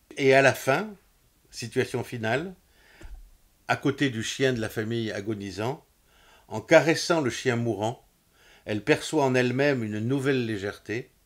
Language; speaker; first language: French; native; French